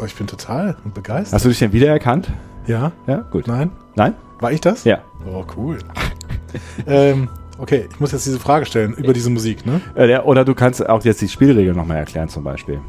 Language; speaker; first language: German; native; German